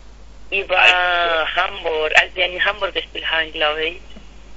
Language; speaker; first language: German; non-native, learner; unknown